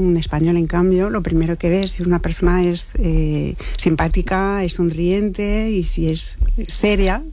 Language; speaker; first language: Spanish; non-native, fluent; French